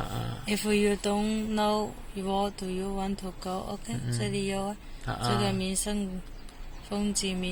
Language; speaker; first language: English; non-native, learner; Chinese